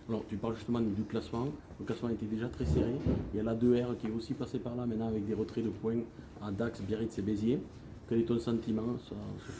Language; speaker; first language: French; native; French